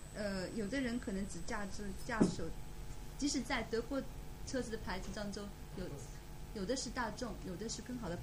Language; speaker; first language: Chinese; native; Chinese